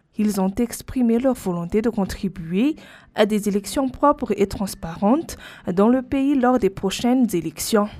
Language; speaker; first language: French; non-native, local second language; Malagasy